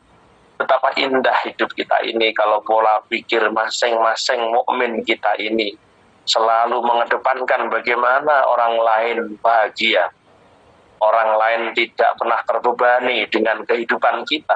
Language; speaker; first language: Indonesian; native; Indonesian